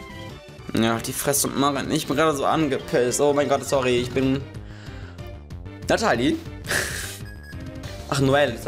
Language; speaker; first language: German; native; German